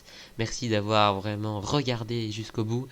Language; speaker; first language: French; native; French